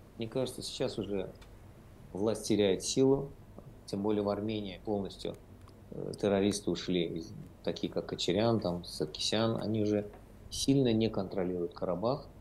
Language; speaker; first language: Russian; non-native, local second language; Azerbaijani